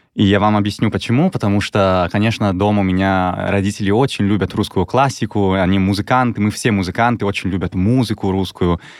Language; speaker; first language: Russian; non-native, fluent; Italian